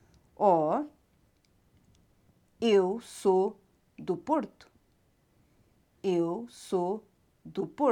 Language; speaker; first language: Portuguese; non-native, fluent; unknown